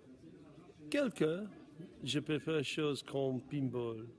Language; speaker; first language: French; non-native, learner; English